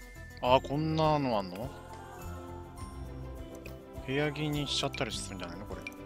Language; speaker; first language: Japanese; native; Japanese